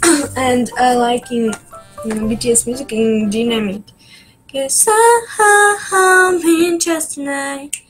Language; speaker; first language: English; non-native, learner; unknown